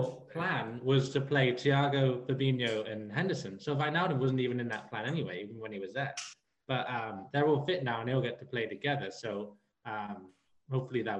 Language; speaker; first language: English; native; English